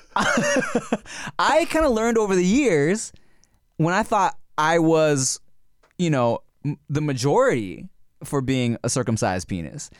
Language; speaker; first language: English; native; English